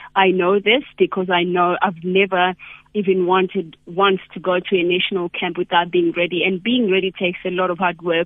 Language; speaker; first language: English; non-native, local second language; Zulu